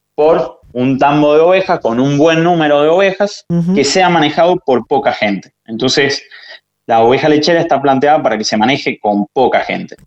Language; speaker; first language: Spanish; native; Spanish